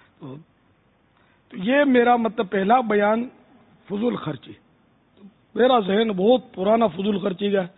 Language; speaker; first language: Urdu; non-native, local second language; Memoni